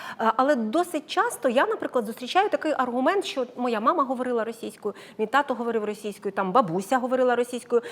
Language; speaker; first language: Ukrainian; native; Ukrainian